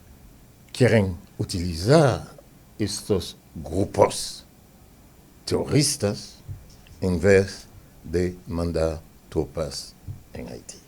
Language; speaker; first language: Spanish; non-native, fluent; Haitian Creole